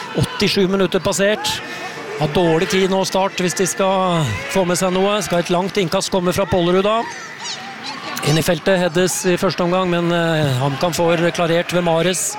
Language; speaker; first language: Norwegian; native; Norwegian